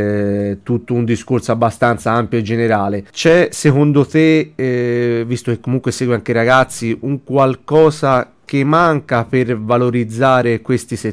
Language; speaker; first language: Italian; native; Italian